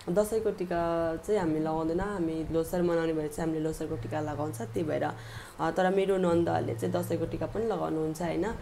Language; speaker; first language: Nepali; non-native, local second language; Sherpa